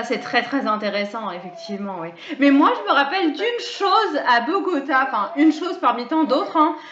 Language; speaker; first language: French; native; French